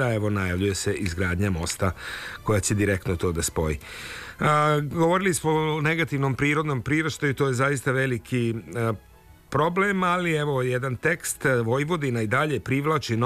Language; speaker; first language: Serbian; native; Serbian